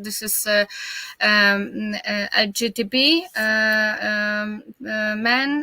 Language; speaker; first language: English; non-native, learner; Polish